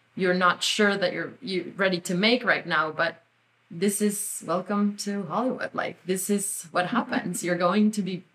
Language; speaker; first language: English; non-native, fluent; Spanish